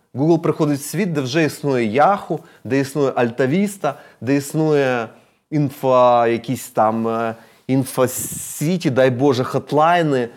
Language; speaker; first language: Ukrainian; non-native, local second language; Russian